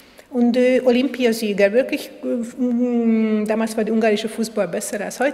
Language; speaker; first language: German; non-native, fluent; Hungarian